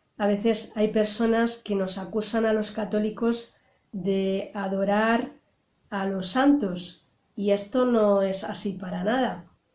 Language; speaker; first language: Spanish; native; Spanish